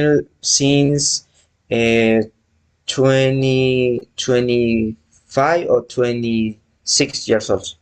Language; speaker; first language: English; non-native, learner; Spanish